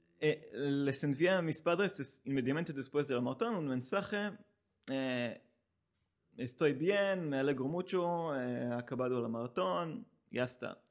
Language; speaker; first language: Spanish; non-native, learner; Hebrew